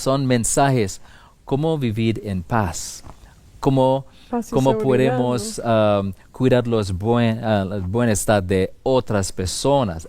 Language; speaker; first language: Spanish; non-native, fluent; English